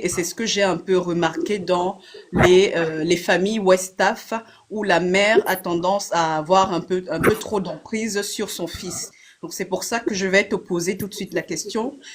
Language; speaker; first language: French; native; French